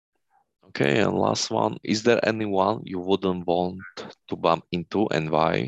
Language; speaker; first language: English; non-native, learner; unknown